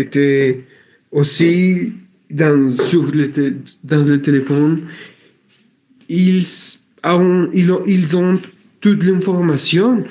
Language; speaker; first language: French; non-native, learner; Spanish